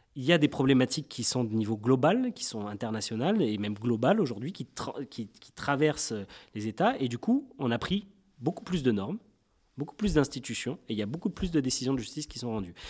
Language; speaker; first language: French; native; French